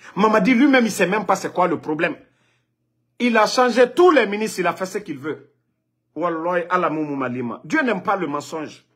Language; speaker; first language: French; non-native, local second language; Mandingo